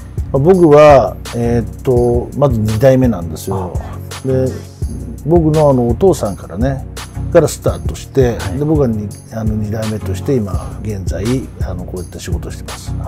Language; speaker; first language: Japanese; native; Japanese